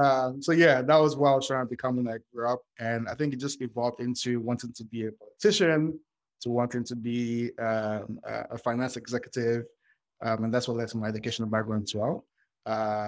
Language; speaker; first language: English; non-native, local second language; Yoruba